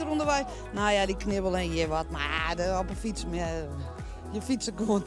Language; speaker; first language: Dutch; non-native, local second language; Western Frisian